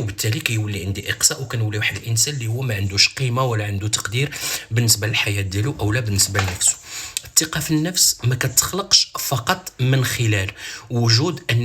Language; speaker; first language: Arabic; native; Arabic